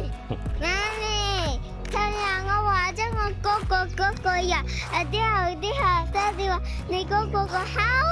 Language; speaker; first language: Cantonese; early bilingual, heritage; English